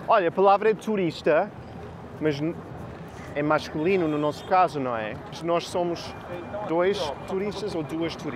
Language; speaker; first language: Portuguese; native; Portuguese